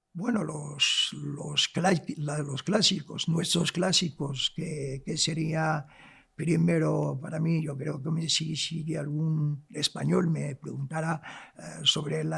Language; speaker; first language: Spanish; non-native, local second language; Arabic